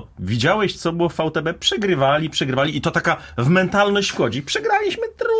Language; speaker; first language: Polish; native; Polish